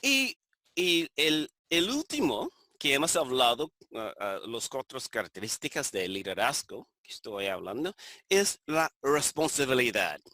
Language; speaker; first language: Spanish; non-native, fluent; English